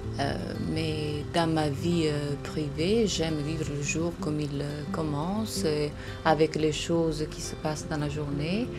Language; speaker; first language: French; non-native, fluent; Italian